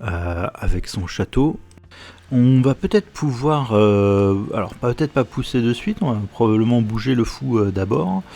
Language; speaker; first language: French; native; French